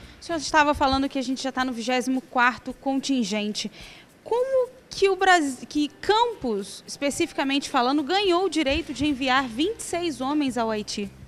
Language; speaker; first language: Portuguese; native; Portuguese